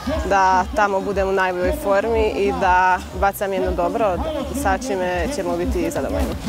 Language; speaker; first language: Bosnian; non-native, local second language; Hungarian